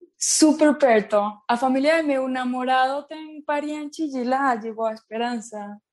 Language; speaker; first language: Portuguese; non-native, learner; Spanish